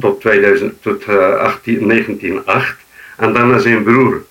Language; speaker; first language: Dutch; non-native, fluent; Riffian